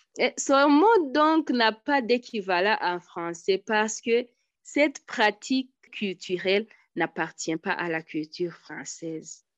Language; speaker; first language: French; non-native, local second language; Rundi